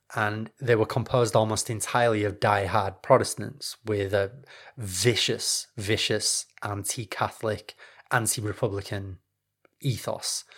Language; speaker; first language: English; native; English